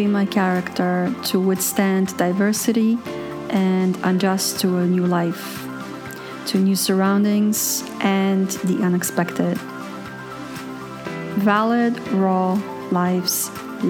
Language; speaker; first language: English; native; English